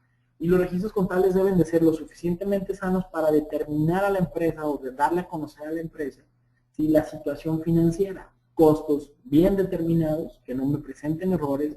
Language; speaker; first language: Spanish; native; Spanish